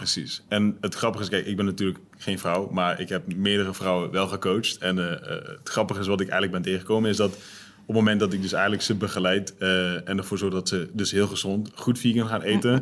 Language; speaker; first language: Dutch; native; Dutch